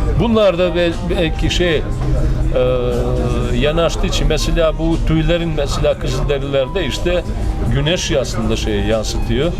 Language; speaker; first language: Turkish; non-native, fluent; Serbian